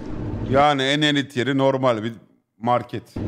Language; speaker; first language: Turkish; native; Turkish